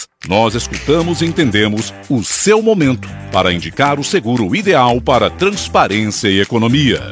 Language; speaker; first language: Portuguese; native; Portuguese